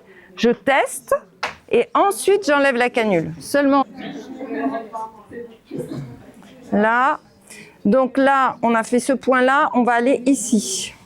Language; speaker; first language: French; native; French